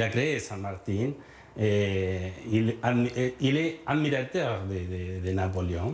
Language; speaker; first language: French; non-native, learner; Spanish